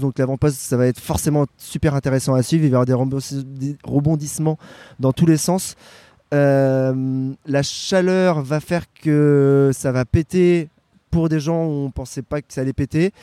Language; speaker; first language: French; native; French